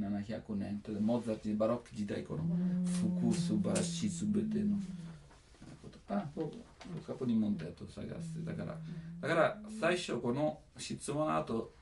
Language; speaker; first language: Japanese; non-native, learner; Italian